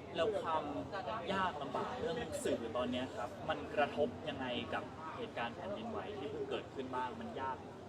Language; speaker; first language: Thai; native; Thai